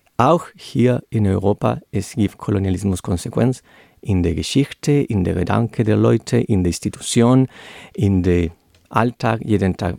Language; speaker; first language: German; non-native, learner; Spanish